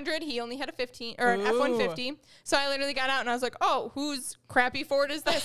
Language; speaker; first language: English; native; English